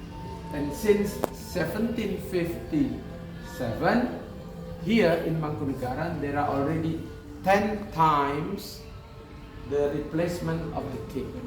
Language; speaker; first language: English; non-native, learner; Indonesian